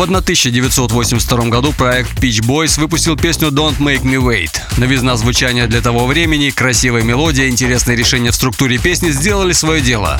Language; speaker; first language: Russian; native; Russian